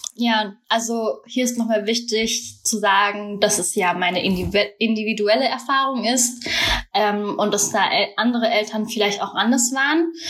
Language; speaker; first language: German; early bilingual, other home language; Vietnamese